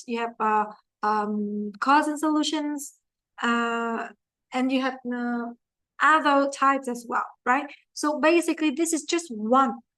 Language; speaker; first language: English; non-native, fluent; Vietnamese